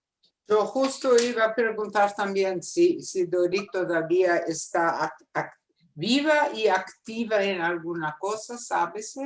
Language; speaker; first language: Spanish; non-native, fluent; Portuguese